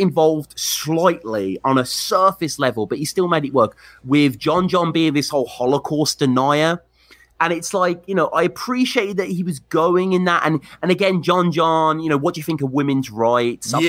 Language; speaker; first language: English; native; English